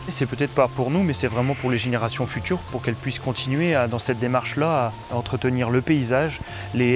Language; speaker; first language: French; native; French